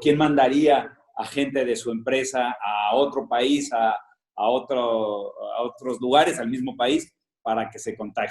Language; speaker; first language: Spanish; native; Spanish